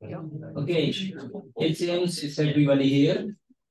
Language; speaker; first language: English; non-native, fluent; Indonesian